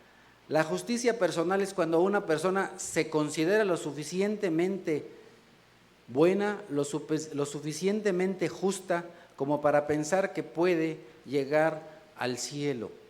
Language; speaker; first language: Spanish; native; Spanish